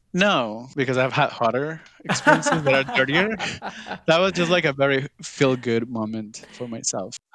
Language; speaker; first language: English; non-native, fluent; Spanish